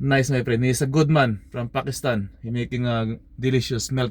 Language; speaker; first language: English; non-native, local second language; Filipino